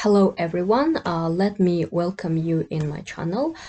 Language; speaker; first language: English; non-native, fluent; Kazakh